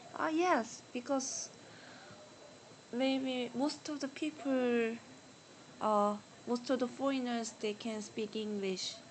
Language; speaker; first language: English; non-native, learner; Korean